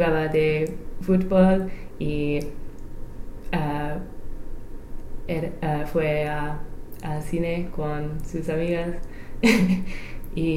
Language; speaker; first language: Spanish; non-native, learner; English